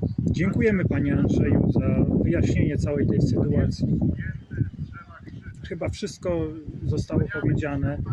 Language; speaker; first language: Polish; native; Polish